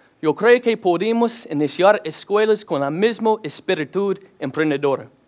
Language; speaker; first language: Spanish; non-native, learner; English